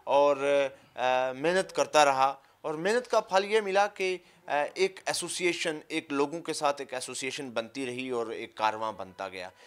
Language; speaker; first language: Urdu; non-native, local second language; Punjabi